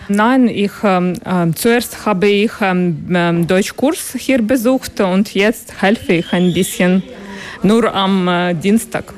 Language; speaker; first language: German; non-native, learner; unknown